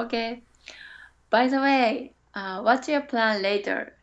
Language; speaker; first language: English; non-native, learner; Japanese